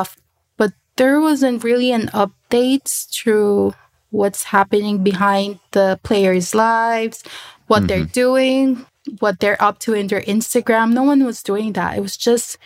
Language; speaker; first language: English; non-native, local second language; Filipino